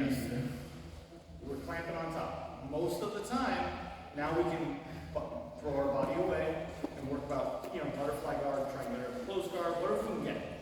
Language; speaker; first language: English; native; English